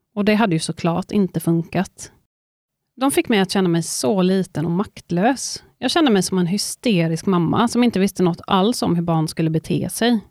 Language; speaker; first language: Swedish; native; Swedish